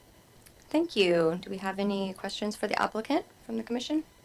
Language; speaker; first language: English; native; English